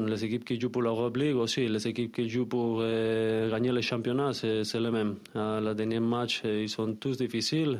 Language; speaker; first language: French; non-native, learner; Spanish